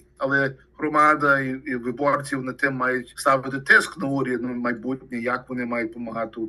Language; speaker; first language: Ukrainian; early bilingual, heritage; Ukrainian